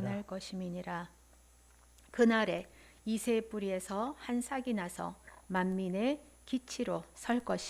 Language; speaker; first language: Korean; native; Korean